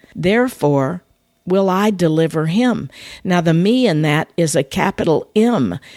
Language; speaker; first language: English; native; English